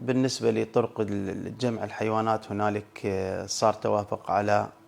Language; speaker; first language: Arabic; native; Arabic